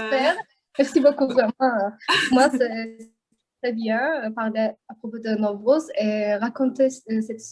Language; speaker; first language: French; non-native, learner; Azerbaijani